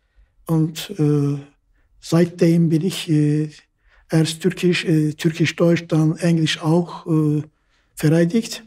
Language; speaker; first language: German; non-native, fluent; Turkish